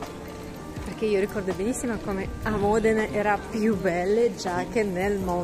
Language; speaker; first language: Italian; non-native, learner; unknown